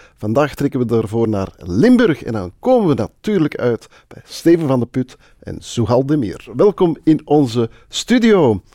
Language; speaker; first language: Dutch; native; Dutch